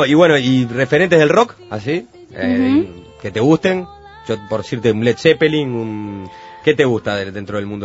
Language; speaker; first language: Spanish; native; Spanish